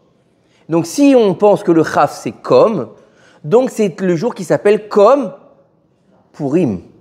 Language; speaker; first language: French; native; French